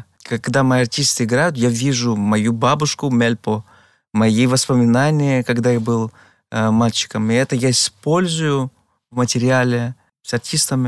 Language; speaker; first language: Russian; non-native, fluent; Greek